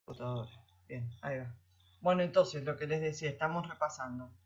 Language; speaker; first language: Spanish; native; Spanish